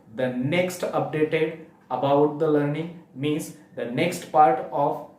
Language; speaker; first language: English; non-native, local second language; Marathi